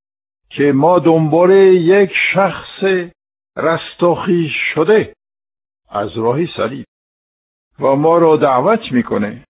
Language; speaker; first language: Persian; non-native, fluent; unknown